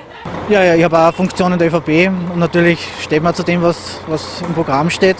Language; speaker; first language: German; native; German